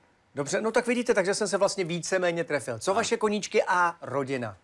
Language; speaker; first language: Czech; native; Czech